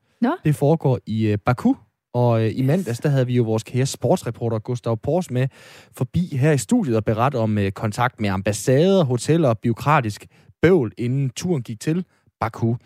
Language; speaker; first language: Danish; native; Danish